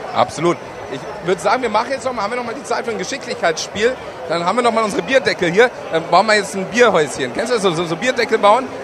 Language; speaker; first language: German; native; German